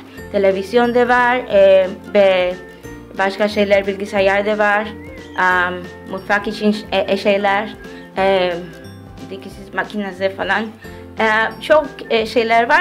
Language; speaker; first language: Turkish; early bilingual, heritage; Turkish